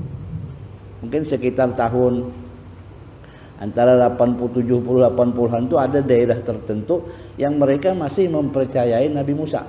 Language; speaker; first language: Indonesian; non-native, local second language; Banjar